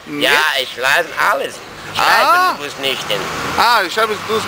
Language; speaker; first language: German; early bilingual, heritage; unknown